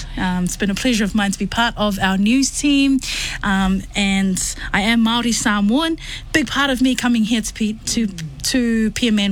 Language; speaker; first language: English; native; English